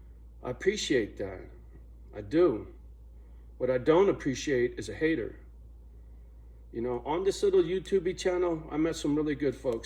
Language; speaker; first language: English; native; English